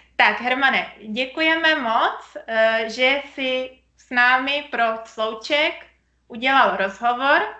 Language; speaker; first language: Czech; native; Czech